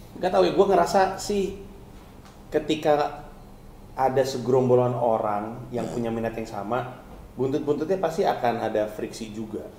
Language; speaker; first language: Indonesian; native; Indonesian